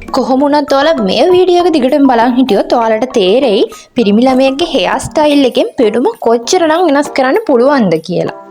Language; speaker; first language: Sinhala; native; Sinhala